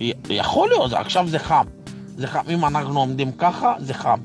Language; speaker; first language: Hebrew; non-native, fluent; Romanian